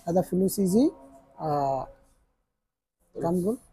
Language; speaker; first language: Arabic; non-native, learner; Bangla